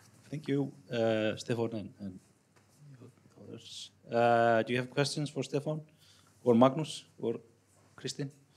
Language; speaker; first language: English; non-native, fluent; Icelandic